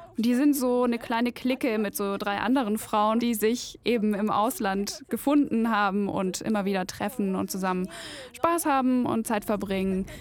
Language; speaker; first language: German; native; German